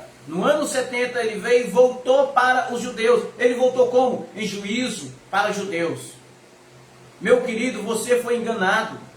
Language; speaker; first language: Portuguese; native; Portuguese